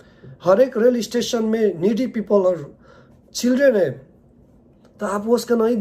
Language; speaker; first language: Hindi; non-native, learner; Nepali